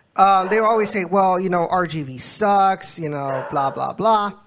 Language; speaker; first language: English; early bilingual, other home language; Spanish